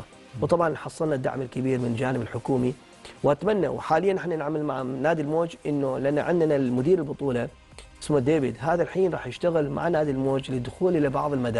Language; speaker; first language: Arabic; native; Arabic